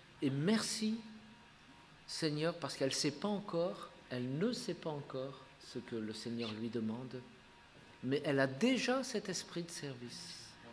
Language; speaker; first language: French; native; French